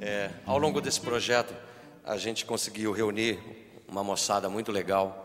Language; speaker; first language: Portuguese; native; Portuguese